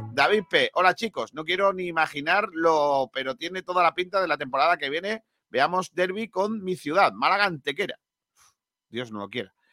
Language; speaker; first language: Spanish; native; Spanish